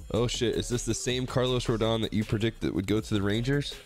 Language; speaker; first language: English; native; English